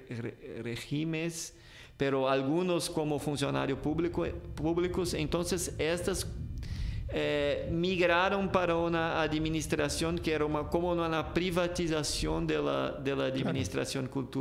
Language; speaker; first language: Spanish; non-native, fluent; Portuguese